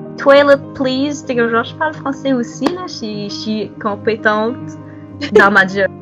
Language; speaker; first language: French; early bilingual, other home language; Arabic